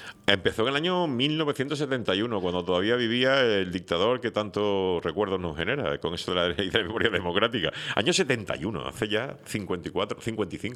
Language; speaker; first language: Spanish; native; Spanish